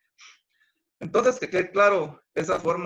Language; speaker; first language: Spanish; native; Spanish